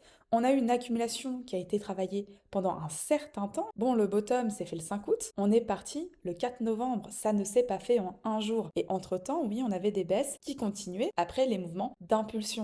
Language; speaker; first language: French; native; French